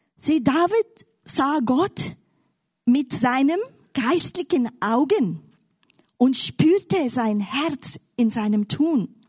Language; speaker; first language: German; non-native, fluent; English